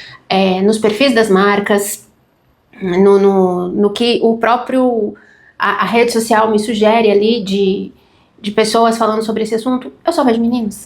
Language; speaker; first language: Portuguese; native; Portuguese